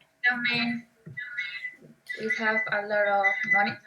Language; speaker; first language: English; non-native, learner; Spanish